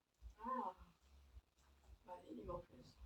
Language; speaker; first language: French; native; French